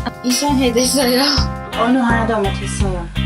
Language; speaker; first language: Korean; non-native, learner; Arabic